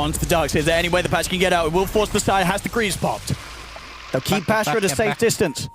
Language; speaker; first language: English; native; English